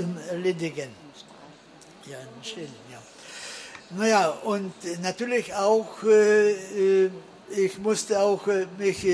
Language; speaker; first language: German; early bilingual, heritage; German